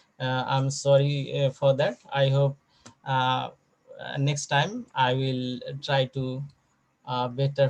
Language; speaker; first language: English; non-native, fluent; Bangla